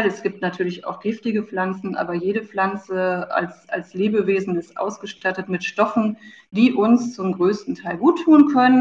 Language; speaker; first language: German; native; German